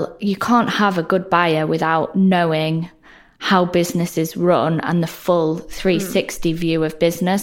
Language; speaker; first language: English; native; English